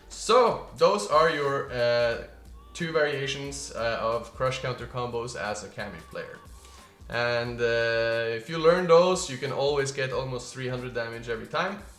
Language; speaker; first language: English; non-native, fluent; Norwegian